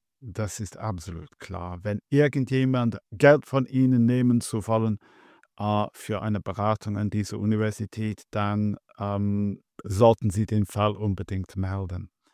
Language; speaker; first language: German; non-native, fluent; English